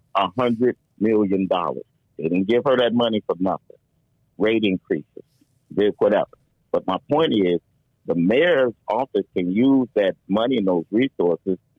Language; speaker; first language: English; native; English